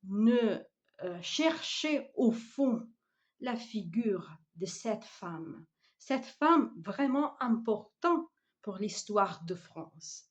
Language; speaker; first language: French; non-native, fluent; Italian